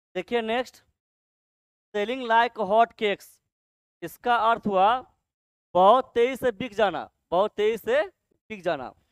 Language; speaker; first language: Hindi; native; Hindi